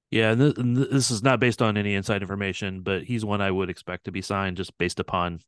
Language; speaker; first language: English; native; English